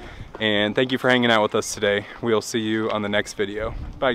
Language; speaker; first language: English; native; English